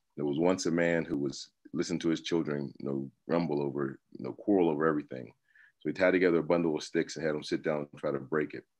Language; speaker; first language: English; native; English